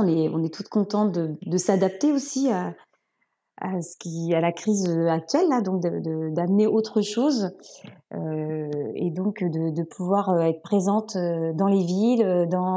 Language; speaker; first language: French; native; French